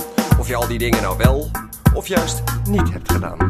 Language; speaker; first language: Dutch; native; Dutch